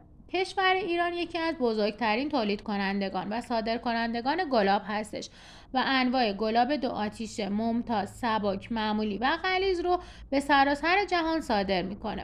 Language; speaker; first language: Persian; native; Persian